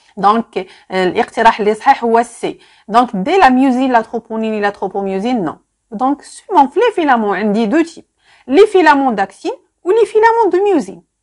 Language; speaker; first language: French; non-native, local second language; Arabic